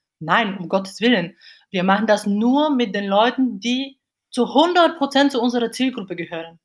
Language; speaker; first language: German; non-native, fluent; Bulgarian